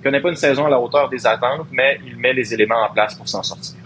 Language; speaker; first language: French; native; French